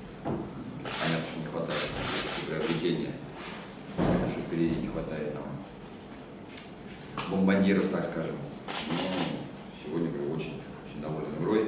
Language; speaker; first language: Russian; native; Russian